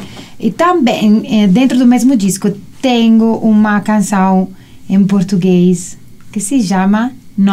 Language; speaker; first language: Portuguese; non-native, learner; Italian